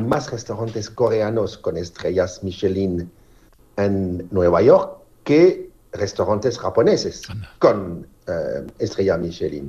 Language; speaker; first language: Spanish; non-native, learner; French